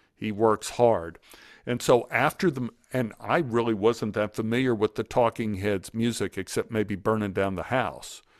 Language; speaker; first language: English; native; English